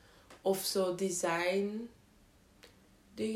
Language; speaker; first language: Dutch; native; Dutch